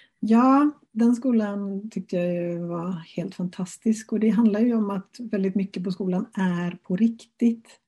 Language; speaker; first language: Swedish; native; Swedish